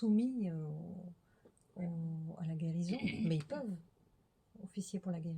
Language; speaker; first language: French; native; French